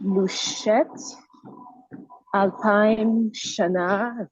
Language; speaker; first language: Hebrew; non-native, learner; English